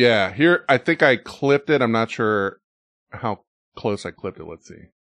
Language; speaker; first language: English; native; English